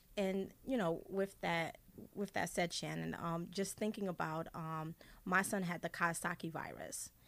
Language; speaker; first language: English; early bilingual, other home language; Haitian Creole